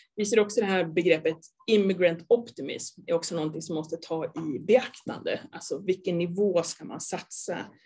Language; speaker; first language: Swedish; native; Swedish